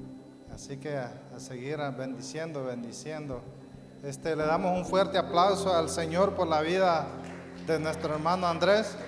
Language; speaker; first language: Spanish; native; Spanish